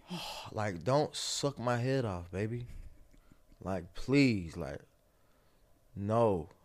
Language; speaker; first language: English; native; English